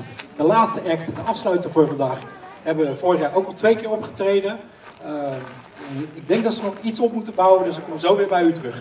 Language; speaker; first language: Dutch; native; Dutch